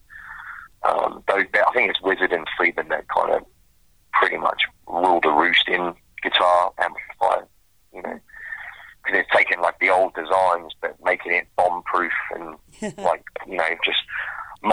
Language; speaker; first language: English; native; English